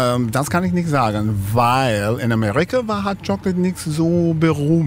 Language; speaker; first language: German; non-native, fluent; English